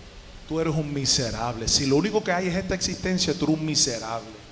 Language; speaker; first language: Spanish; native; Spanish